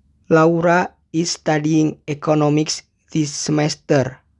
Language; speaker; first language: English; non-native, fluent; Indonesian